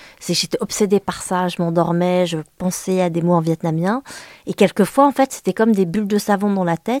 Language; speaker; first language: French; early bilingual, other home language; Vietnamese